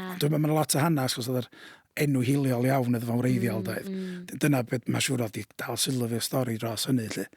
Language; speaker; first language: Welsh; native; Welsh